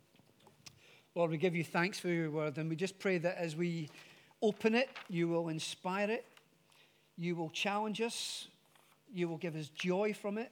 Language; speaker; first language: English; native; English